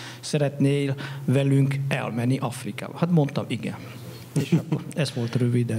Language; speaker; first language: Hungarian; non-native, fluent; Dutch